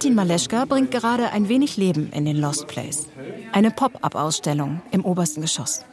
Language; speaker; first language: German; native; German